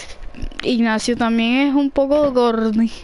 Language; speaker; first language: Spanish; early bilingual, heritage; English